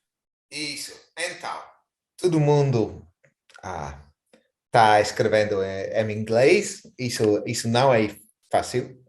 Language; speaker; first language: Portuguese; non-native, fluent; English